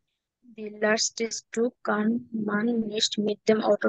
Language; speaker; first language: German; non-native, learner; Bangla